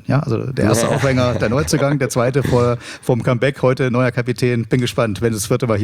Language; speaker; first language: German; native; German